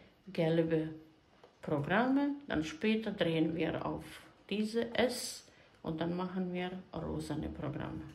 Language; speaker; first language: German; non-native, fluent; Croatian